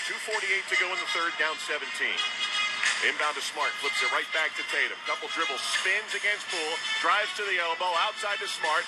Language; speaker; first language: English; native; English